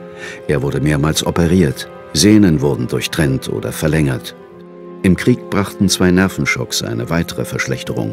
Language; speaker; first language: German; native; German